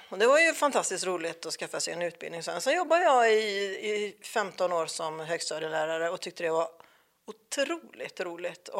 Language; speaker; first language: Swedish; native; Swedish